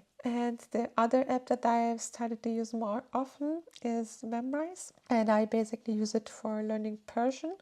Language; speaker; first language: English; non-native, fluent; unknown